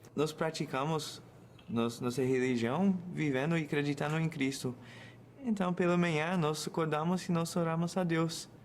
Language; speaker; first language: Portuguese; non-native, fluent; English